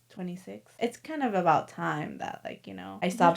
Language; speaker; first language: English; native; English